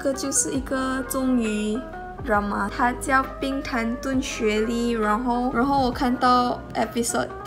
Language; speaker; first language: Chinese; non-native, local second language; Malay